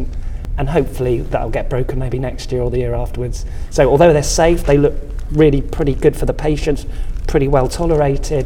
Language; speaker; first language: English; native; English